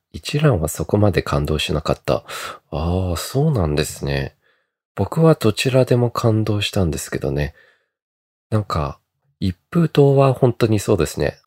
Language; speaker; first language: Japanese; early bilingual, heritage; Japanese